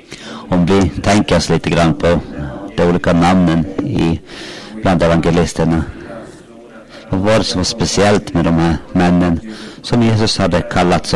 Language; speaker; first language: Swedish; non-native, local second language; Finnish